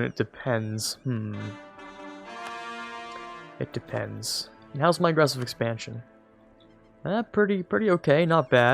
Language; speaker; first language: English; native; English